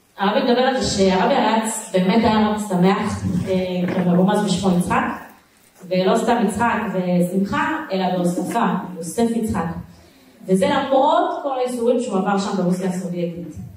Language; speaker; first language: Hebrew; native; Hebrew